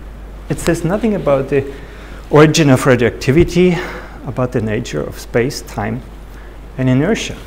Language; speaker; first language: English; non-native, fluent; German